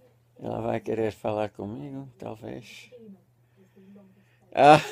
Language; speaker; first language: Portuguese; non-native, learner; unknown